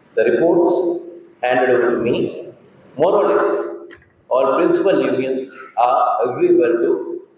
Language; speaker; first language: English; non-native, local second language; Sinhala